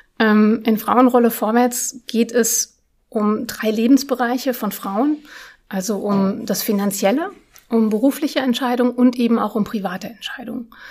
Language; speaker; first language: German; early bilingual, other home language; Russian